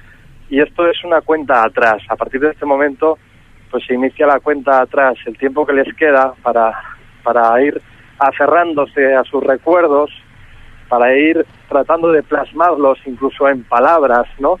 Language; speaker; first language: Spanish; native; Spanish